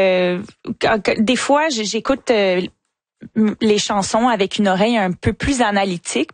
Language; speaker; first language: French; native; French